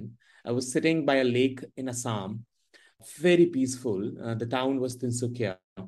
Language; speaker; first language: English; non-native, local second language; Hindi